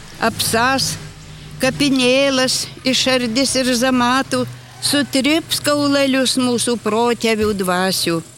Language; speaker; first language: Lithuanian; native; Lithuanian